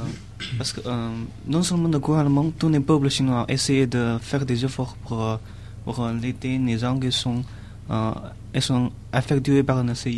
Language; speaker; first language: French; non-native, learner; Chinese